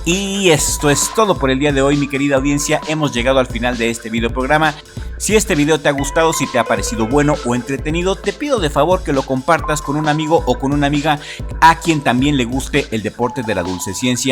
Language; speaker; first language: Spanish; native; Spanish